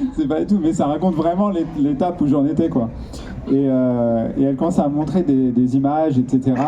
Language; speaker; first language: French; native; French